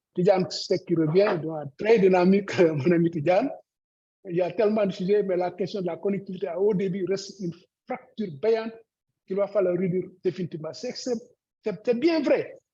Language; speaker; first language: French; non-native, local second language; Wolof